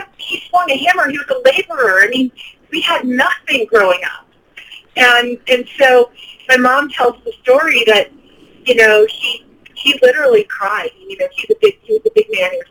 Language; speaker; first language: English; native; English